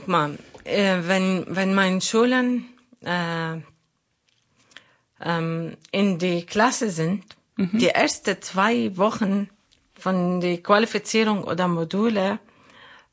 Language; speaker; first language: German; non-native, learner; Arabic